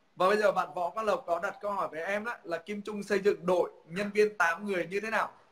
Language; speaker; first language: Vietnamese; native; Vietnamese